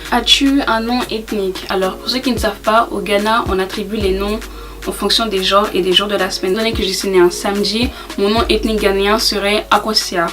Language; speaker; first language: French; native; French